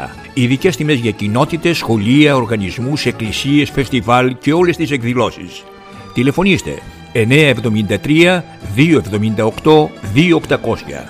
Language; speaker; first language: Greek; native; Greek